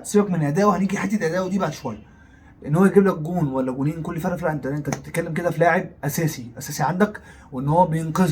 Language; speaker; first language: Arabic; native; Arabic